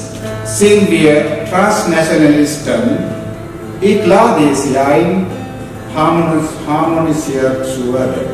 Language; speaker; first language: German; non-native, learner; Sinhala